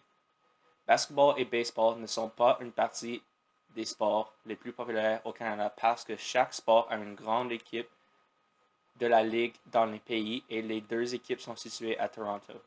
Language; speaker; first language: French; non-native, learner; English